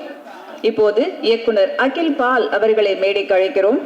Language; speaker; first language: Tamil; native; Tamil